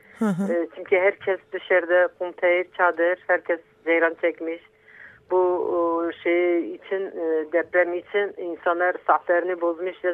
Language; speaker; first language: Turkish; non-native, local second language; Kurdish